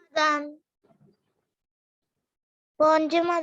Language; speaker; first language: French; non-native, learner; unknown